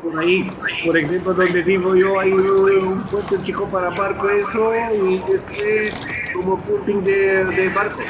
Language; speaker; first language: Spanish; non-native, learner; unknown